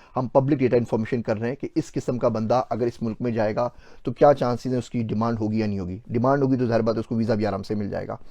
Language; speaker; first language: Urdu; native; Urdu